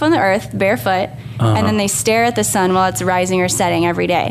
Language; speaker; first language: English; native; English